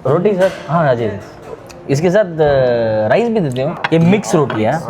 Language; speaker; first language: Hindi; non-native, local second language; Malayalam